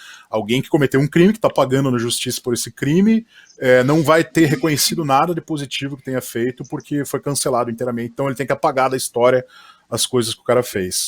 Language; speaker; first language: Portuguese; native; Portuguese